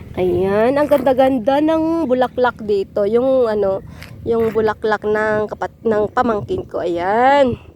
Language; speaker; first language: Filipino; non-native, local second language; Iloko